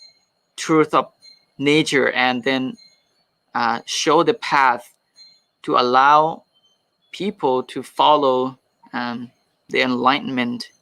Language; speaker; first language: English; non-native, fluent; Thai